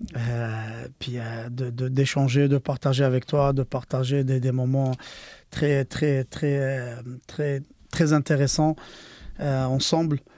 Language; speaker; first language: French; non-native, local second language; Arabic